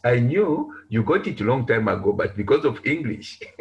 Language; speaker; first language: English; non-native, local second language; Bemba